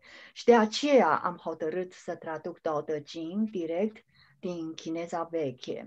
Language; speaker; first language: Romanian; non-native, fluent; Chinese